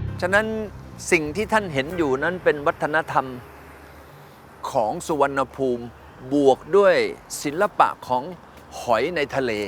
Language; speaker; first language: Thai; native; Thai